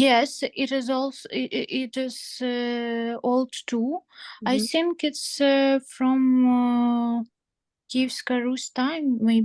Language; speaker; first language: English; non-native, learner; Ukrainian